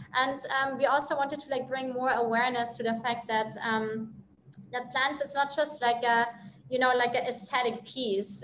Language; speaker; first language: English; non-native, fluent; German